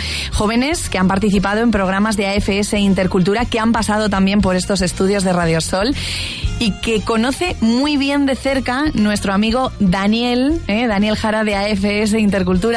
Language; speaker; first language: Spanish; native; Spanish